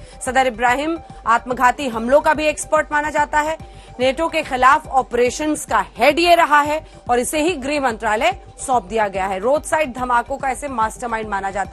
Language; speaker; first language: Hindi; native; Hindi